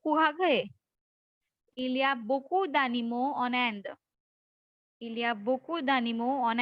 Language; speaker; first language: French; non-native, fluent; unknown